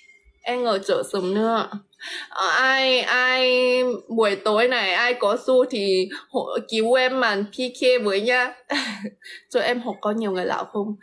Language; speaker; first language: Vietnamese; non-native, fluent; Lao